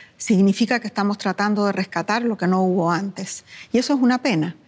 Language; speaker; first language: Spanish; native; Spanish